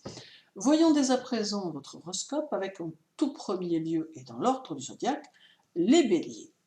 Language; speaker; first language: French; native; French